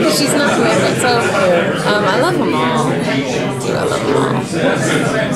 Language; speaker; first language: English; native; English